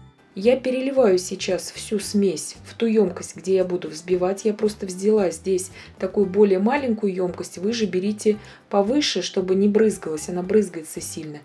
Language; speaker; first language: Russian; native; Russian